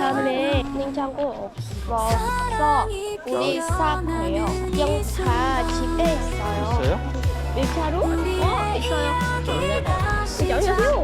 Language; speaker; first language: Korean; non-native, learner; Vietnamese